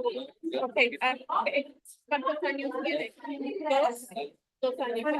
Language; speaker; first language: Spanish; early bilingual, heritage; Spanish